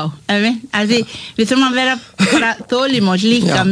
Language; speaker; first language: Icelandic; non-native, fluent; English